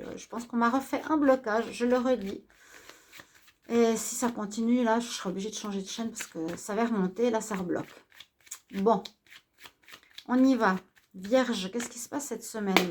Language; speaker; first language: French; native; French